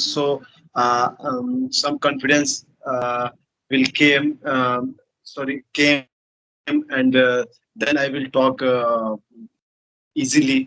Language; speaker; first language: English; non-native, learner; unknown